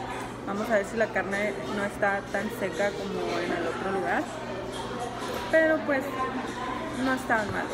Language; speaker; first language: Spanish; early bilingual, heritage; Spanish